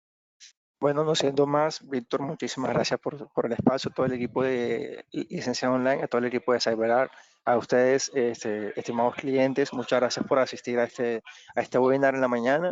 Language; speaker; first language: Spanish; native; Spanish